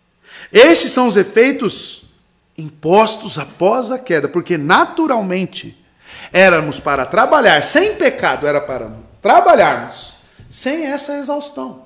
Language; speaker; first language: Portuguese; native; Portuguese